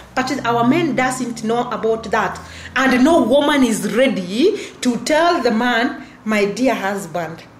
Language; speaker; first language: English; non-native, local second language; Gusii